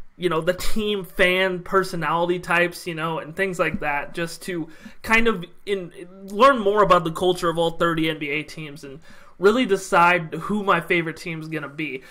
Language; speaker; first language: English; native; English